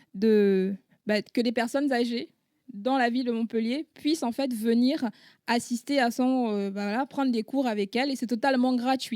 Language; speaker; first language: French; native; French